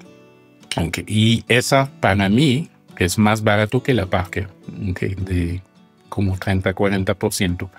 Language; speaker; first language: Spanish; non-native, fluent; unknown